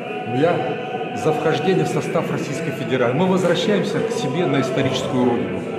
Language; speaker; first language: Russian; native; Russian